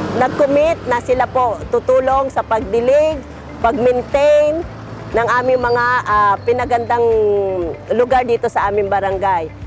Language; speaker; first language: Filipino; non-native, local second language; Bikol